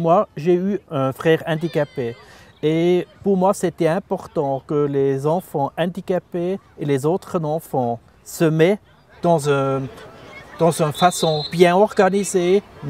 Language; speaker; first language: French; non-native, fluent; German